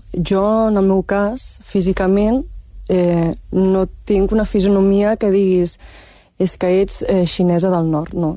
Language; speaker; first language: Catalan; early bilingual, other home language; Chinese